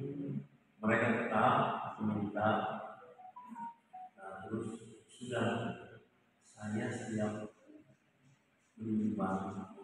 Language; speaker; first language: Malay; non-native, local second language; Javanese